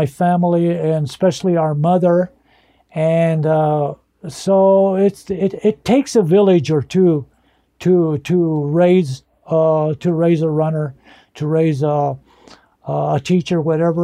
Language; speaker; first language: English; early bilingual, other home language; Spanish